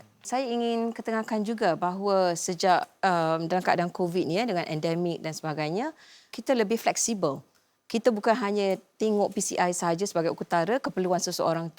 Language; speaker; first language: Malay; native; Malay